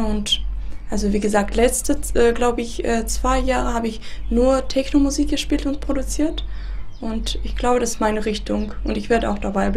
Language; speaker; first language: German; non-native, fluent; Armenian